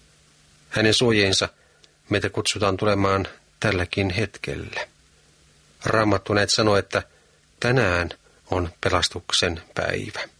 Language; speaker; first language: Finnish; native; Finnish